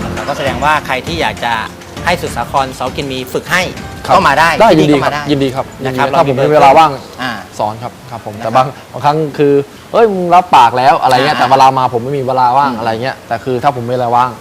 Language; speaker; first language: Thai; non-native, fluent; Spanish